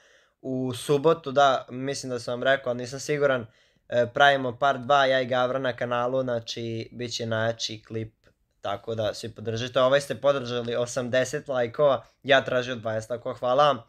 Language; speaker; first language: Serbian; native; Serbian